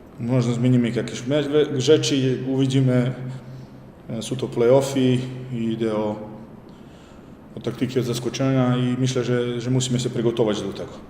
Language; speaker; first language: Polish; non-native, learner; Serbian